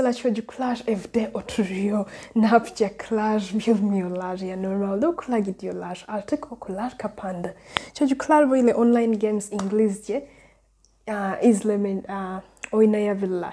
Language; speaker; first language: Turkish; non-native, learner; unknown